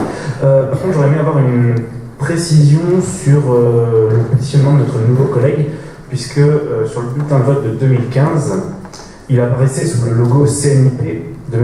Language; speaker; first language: French; native; French